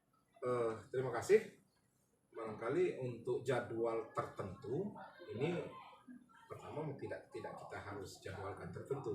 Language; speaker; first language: Indonesian; native; Indonesian